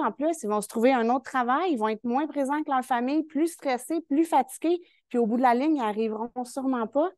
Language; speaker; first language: French; native; French